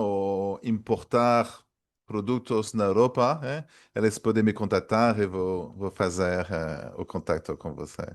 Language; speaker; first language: Portuguese; non-native, fluent; French